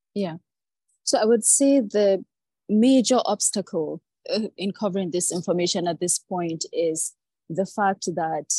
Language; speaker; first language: English; non-native, local second language; Hausa